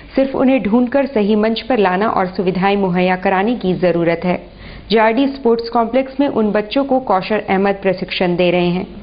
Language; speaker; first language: Hindi; native; Hindi